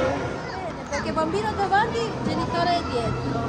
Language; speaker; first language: Italian; non-native, learner; Filipino